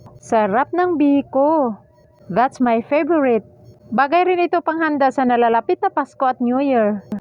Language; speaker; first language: Filipino; non-native, local second language; Cebuano